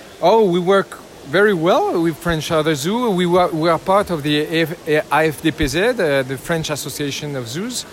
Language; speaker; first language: English; non-native, learner; French